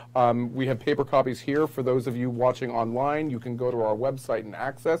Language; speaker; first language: English; native; English